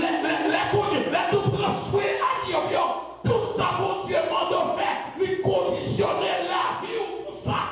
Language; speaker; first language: French; non-native, local second language; Haitian Creole